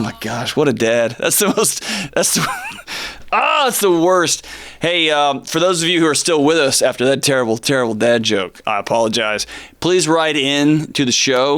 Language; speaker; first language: English; native; English